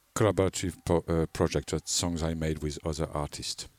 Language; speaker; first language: English; non-native, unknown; French